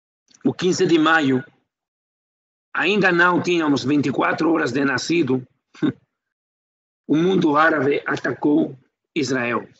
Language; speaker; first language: Portuguese; non-native, fluent; Spanish